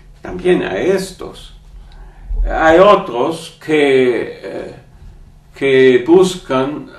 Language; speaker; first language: Spanish; non-native, learner; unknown